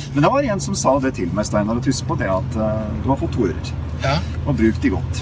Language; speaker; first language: Norwegian; native; Norwegian